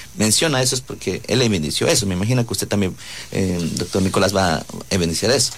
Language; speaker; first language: Spanish; non-native, local second language; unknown